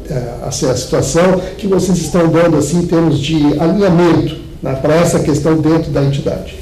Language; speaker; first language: Portuguese; native; Portuguese